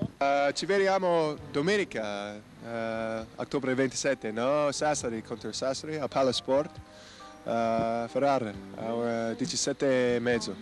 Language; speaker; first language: Italian; non-native, learner; English